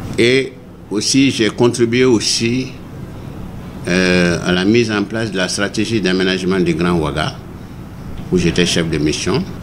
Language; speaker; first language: French; non-native, local second language; Bambara